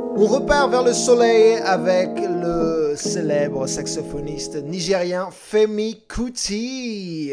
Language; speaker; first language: French; native; French